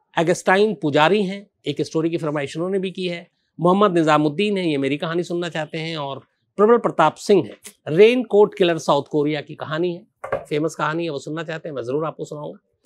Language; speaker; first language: Hindi; native; Hindi